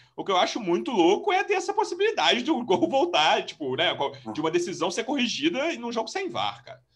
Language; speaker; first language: Portuguese; native; Portuguese